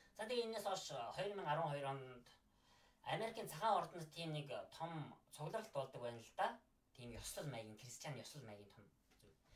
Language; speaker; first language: Mongolian; native; Mongolian